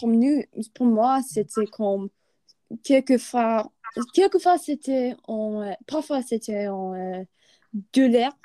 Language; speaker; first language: French; non-native, learner; English